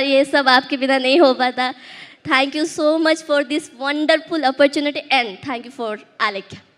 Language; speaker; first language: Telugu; early bilingual, heritage; Telugu